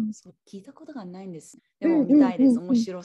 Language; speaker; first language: Japanese; non-native, learner; English